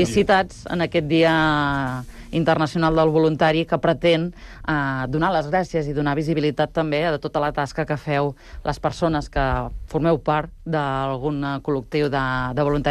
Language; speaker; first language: Catalan; native; Catalan